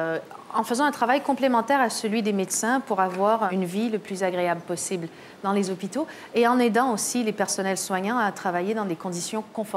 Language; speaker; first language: French; native; French